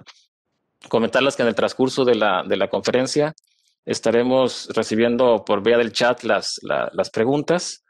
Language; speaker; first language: Spanish; native; Spanish